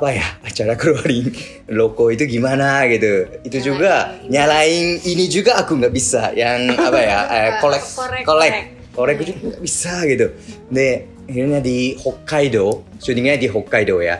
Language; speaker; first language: Indonesian; non-native, learner; Japanese